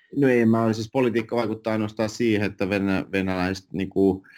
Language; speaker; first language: Finnish; early bilingual, other home language; Russian